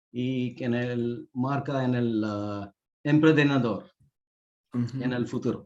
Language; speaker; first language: Spanish; non-native, learner; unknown